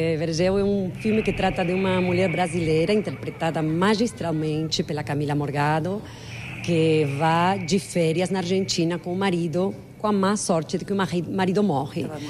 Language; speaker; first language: Portuguese; non-native, fluent; Spanish